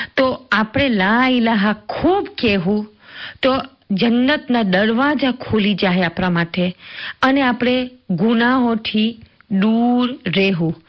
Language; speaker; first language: Gujarati; early bilingual, heritage; Gujarati